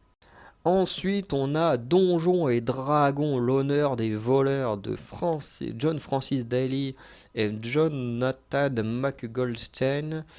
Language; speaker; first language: French; native; French